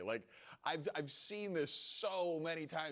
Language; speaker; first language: English; native; English